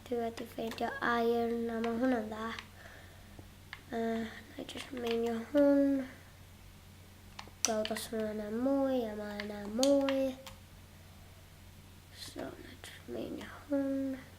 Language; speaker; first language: Welsh; non-native, local second language; English